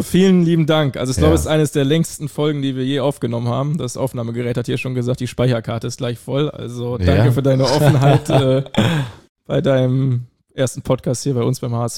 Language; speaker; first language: German; native; German